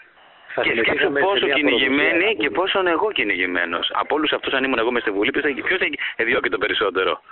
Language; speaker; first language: Greek; native; Greek